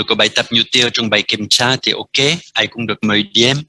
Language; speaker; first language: Vietnamese; non-native, fluent; French